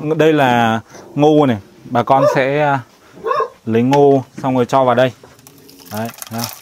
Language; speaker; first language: Vietnamese; native; Vietnamese